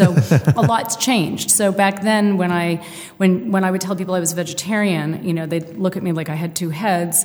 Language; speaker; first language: English; native; English